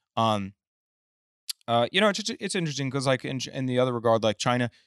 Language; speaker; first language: English; native; English